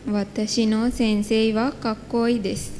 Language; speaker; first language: Japanese; non-native, learner; Sinhala